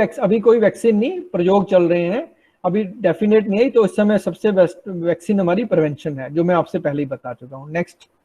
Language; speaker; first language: Hindi; non-native, local second language; Punjabi